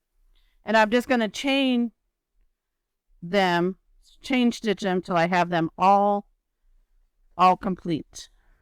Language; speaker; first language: English; native; English